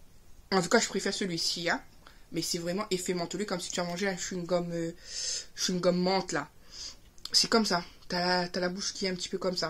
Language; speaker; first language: French; native; French